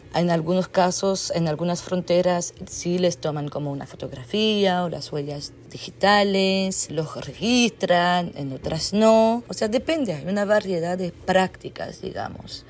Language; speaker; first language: Spanish; non-native, fluent; French